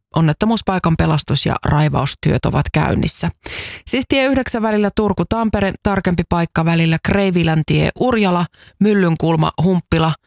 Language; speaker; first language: Finnish; native; Finnish